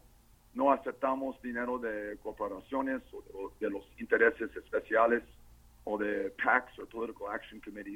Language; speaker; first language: Spanish; non-native, fluent; English